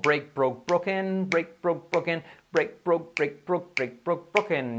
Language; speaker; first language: English; non-native, fluent; Spanish